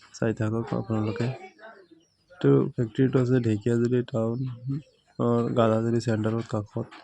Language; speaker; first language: Assamese; non-native, local second language; Bangla